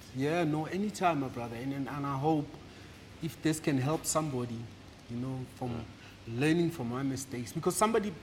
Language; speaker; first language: English; non-native, local second language; Southern Sotho